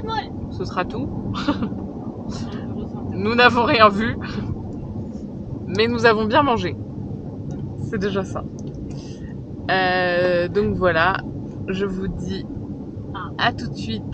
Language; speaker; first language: French; native; French